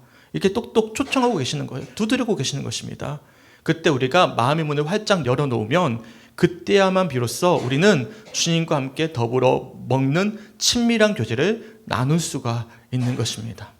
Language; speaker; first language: Korean; native; Korean